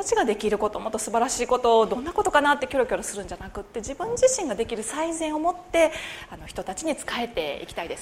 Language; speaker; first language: Japanese; native; Japanese